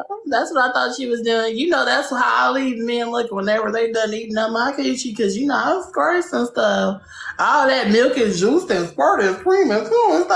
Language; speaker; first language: English; native; English